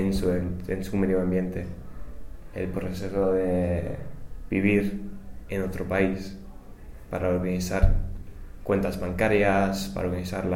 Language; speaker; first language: Spanish; non-native, fluent; English